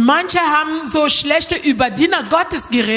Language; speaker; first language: German; non-native, learner; French